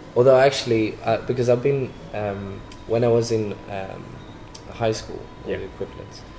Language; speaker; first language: English; non-native, fluent; Swedish